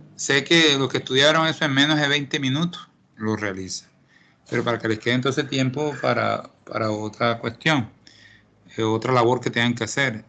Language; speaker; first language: Spanish; native; Spanish